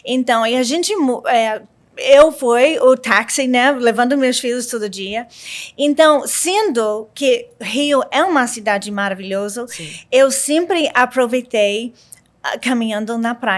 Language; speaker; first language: Portuguese; non-native, learner; English